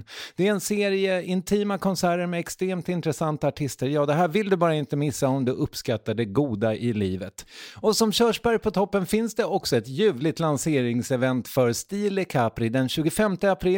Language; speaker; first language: Swedish; native; Swedish